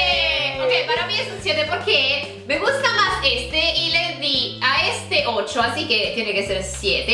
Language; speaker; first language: Spanish; non-native, fluent; Italian